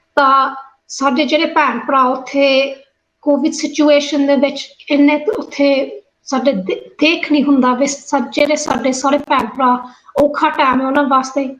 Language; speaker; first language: Punjabi; early bilingual, heritage; Punjabi